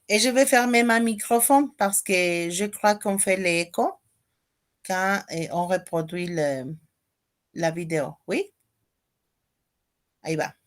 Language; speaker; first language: French; non-native, fluent; Spanish